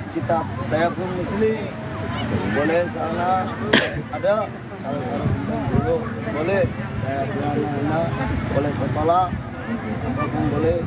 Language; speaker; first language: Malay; non-native, learner; Rohingya